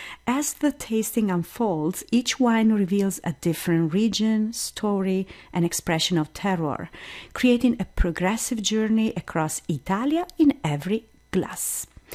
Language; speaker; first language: English; non-native, fluent; Italian